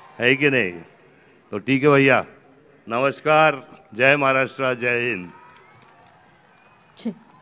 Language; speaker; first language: Hindi; native; Hindi